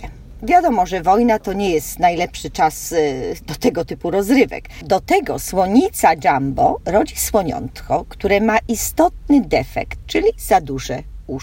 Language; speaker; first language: Polish; native; Polish